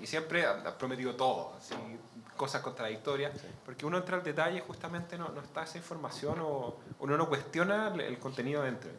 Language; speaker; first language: Spanish; native; Spanish